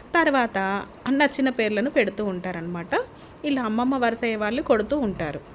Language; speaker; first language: Telugu; non-native, local second language; Lambadi